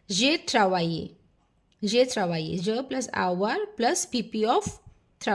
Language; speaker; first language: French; non-native, fluent; Hindi